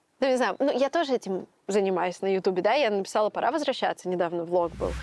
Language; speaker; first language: Russian; native; Russian